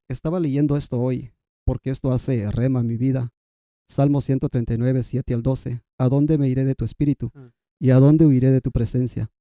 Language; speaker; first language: Spanish; non-native, local second language; Kʼicheʼ